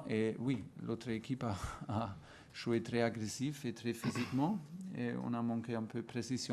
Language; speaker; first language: French; non-native, fluent; German